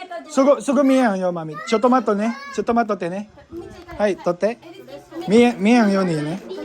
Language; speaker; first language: Japanese; non-native, learner; Filipino